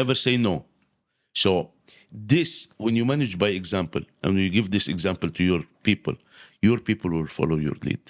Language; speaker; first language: English; non-native, local second language; Arabic